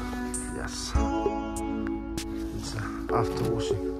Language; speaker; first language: English; non-native, learner; Russian